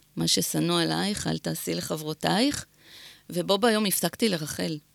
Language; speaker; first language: Hebrew; native; Hebrew